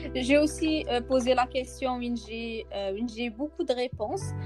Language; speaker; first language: French; non-native, local second language; Arabic